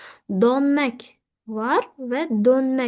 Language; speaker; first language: Turkish; non-native, fluent; Uzbek